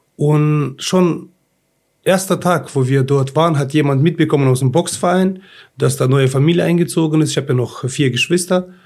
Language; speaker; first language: German; early bilingual, other home language; Russian